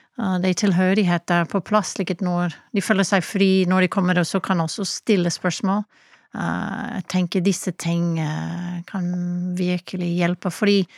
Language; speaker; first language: Norwegian; non-native, fluent; English